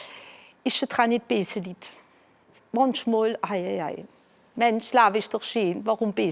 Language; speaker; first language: German; non-native, local second language; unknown